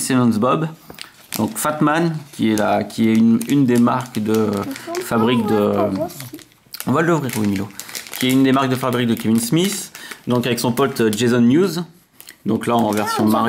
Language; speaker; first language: French; native; French